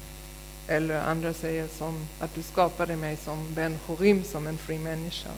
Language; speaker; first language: Swedish; non-native, fluent; German